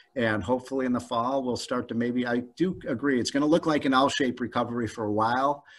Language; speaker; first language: English; native; English